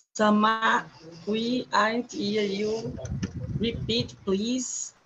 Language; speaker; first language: English; non-native, learner; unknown